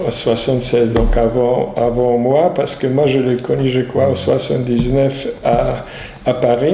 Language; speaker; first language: French; non-native, fluent; Polish